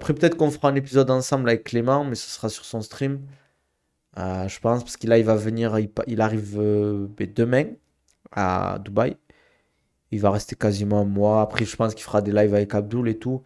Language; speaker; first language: French; native; French